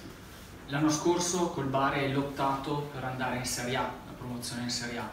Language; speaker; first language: Italian; native; Italian